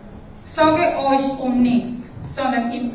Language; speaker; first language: German; non-native, fluent; Spanish